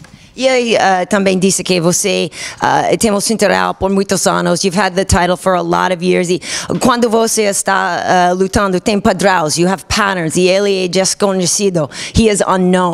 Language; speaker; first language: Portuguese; non-native, learner; English